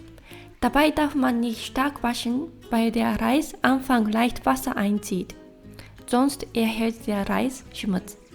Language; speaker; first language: German; non-native, fluent; Japanese